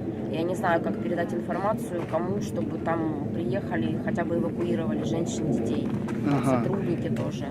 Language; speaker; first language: Russian; native; Russian